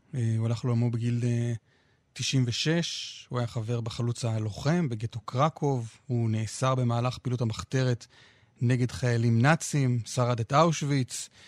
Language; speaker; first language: Hebrew; native; Hebrew